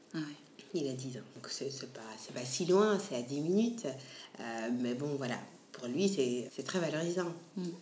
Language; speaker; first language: French; native; French